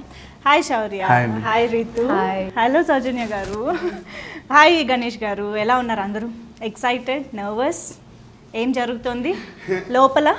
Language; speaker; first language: Telugu; native; Telugu